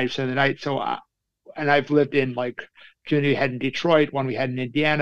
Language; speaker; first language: English; native; English